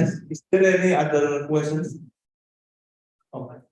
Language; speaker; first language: English; non-native, fluent; Indonesian